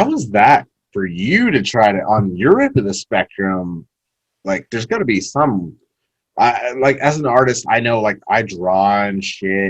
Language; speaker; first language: English; native; English